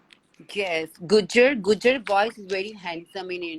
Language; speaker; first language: English; non-native, learner; Hindi